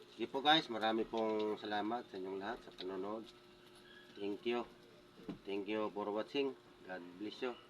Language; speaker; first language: Filipino; non-native, local second language; Bikol